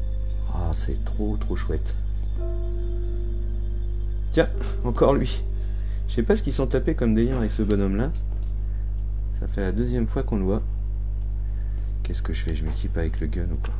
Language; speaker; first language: French; native; French